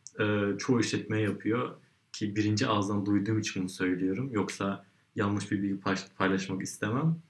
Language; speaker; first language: Turkish; native; Turkish